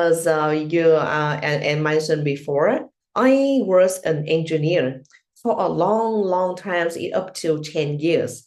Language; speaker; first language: English; non-native, learner; Vietnamese